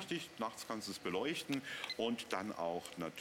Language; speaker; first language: German; native; German